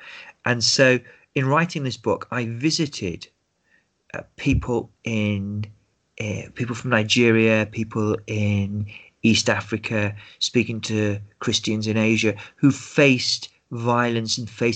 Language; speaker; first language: English; native; English